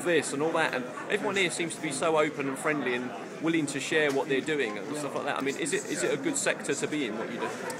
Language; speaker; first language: English; native; English